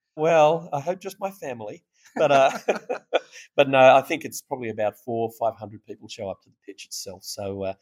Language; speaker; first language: English; native; English